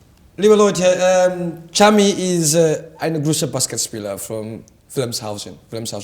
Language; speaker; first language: German; non-native, fluent; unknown